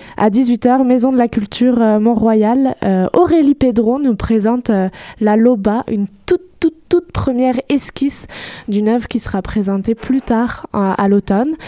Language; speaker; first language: French; native; French